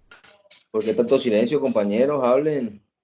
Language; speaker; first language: Spanish; native; Spanish